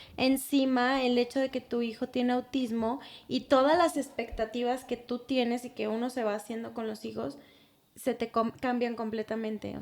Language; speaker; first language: Spanish; native; Spanish